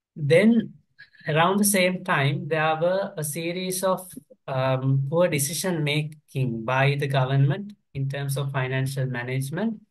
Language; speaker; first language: English; non-native, local second language; Sinhala